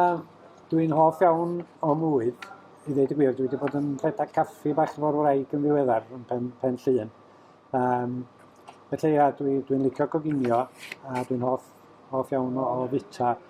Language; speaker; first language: Welsh; native; Welsh